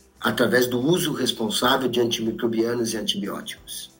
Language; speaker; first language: Portuguese; native; Portuguese